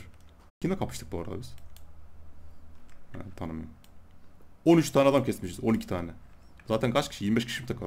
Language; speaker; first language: Turkish; native; Turkish